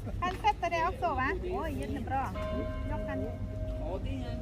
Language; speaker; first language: Swedish; non-native, learner; Thai